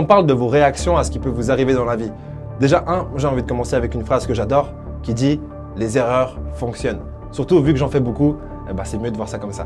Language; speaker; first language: French; native; French